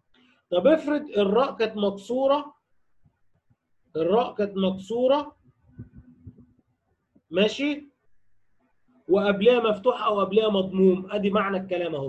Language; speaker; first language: Arabic; native; Arabic